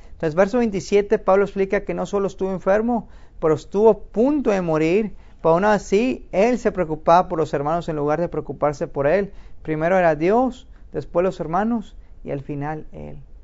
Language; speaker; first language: Spanish; native; Spanish